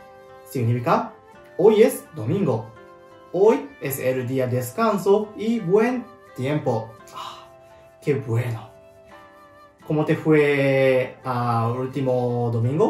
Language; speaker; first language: Spanish; non-native, learner; Japanese